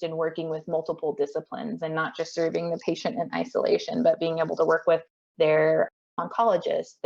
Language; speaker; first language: English; native; English